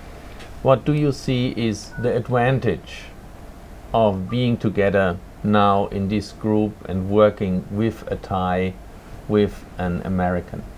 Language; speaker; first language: English; non-native, fluent; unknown